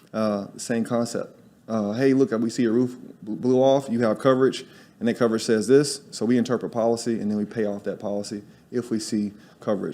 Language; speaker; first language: English; native; English